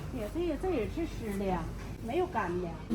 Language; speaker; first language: Chinese; native; Chinese